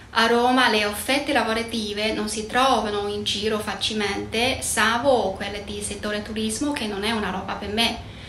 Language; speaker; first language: Italian; non-native, fluent; Chinese